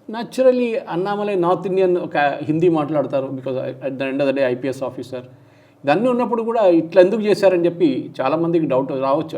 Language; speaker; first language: Telugu; non-native, local second language; Malayalam